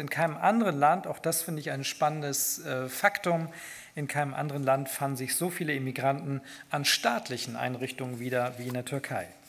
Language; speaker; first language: German; native; German